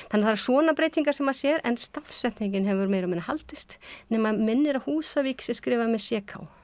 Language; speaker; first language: Icelandic; native; Icelandic